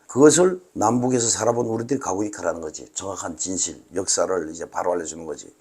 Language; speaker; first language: Korean; native; Korean